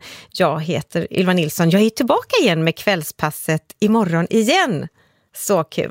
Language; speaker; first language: Swedish; native; Swedish